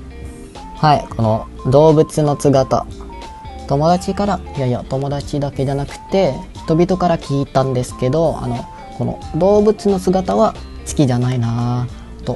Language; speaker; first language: Japanese; non-native, fluent; Malay